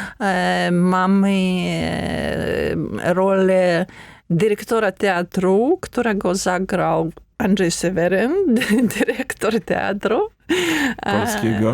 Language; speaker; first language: Polish; non-native, fluent; Ukrainian